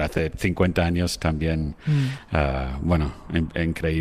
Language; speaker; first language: Spanish; non-native, fluent; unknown